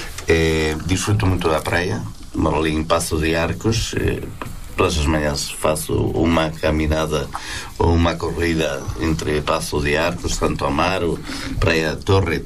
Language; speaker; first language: Portuguese; non-native, fluent; Spanish